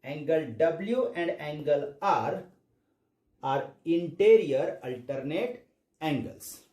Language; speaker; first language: English; non-native, local second language; Marathi